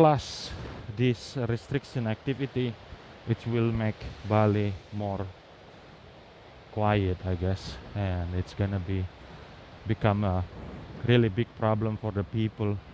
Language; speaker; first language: English; non-native, learner; Indonesian